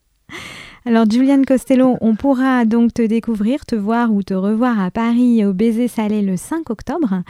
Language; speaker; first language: French; native; French